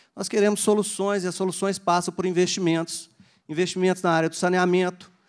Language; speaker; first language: Portuguese; native; Portuguese